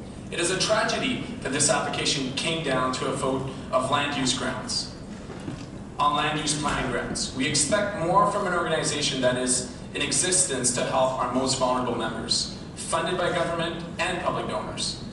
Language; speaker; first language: English; non-native, local second language; French